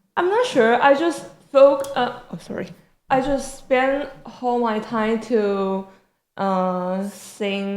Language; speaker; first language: English; non-native, learner; Chinese